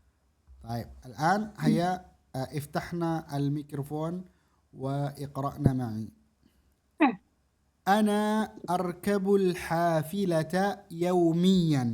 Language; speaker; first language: Arabic; non-native, fluent; Indonesian